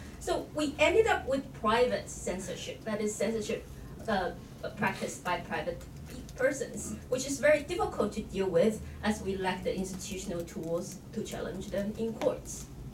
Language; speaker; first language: English; non-native, fluent; Chinese